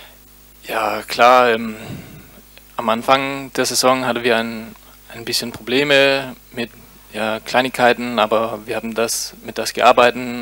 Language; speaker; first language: German; non-native, learner; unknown